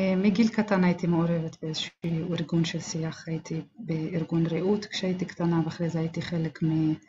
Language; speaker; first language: Hebrew; non-native, local second language; Arabic